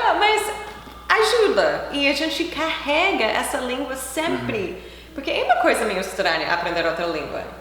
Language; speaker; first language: Portuguese; non-native, fluent; English